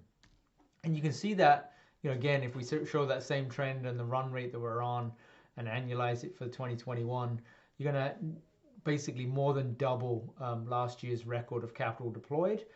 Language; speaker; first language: English; native; English